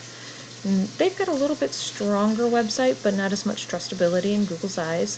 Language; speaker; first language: English; native; English